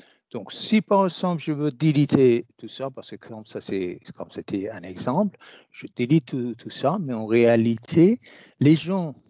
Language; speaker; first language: French; non-native, fluent; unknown